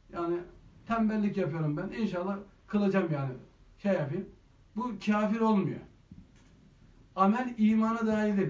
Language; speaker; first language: Turkish; native; Turkish